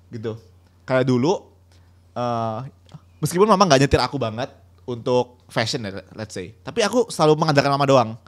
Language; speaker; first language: Indonesian; native; Indonesian